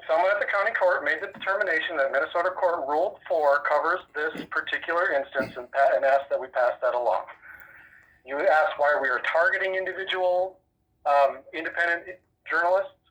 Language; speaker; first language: English; native; English